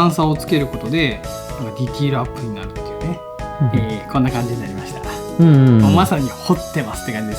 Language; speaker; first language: Japanese; native; Japanese